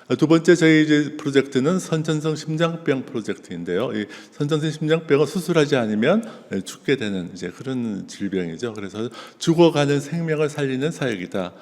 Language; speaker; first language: Korean; native; Korean